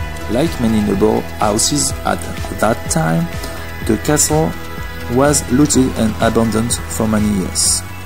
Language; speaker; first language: English; non-native, learner; French